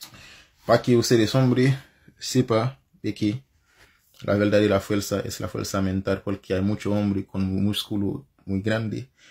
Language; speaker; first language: Spanish; non-native, fluent; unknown